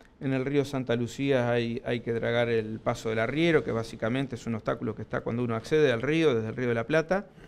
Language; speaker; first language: Spanish; native; Spanish